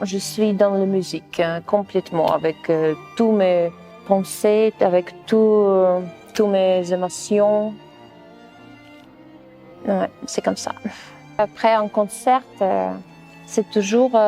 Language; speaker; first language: French; non-native, fluent; Russian